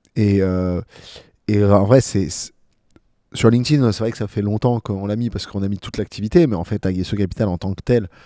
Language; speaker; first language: French; native; French